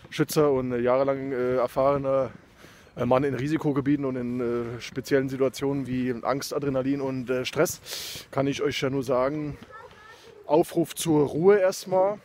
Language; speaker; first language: German; native; German